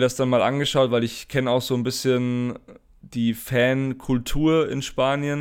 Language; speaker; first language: German; native; German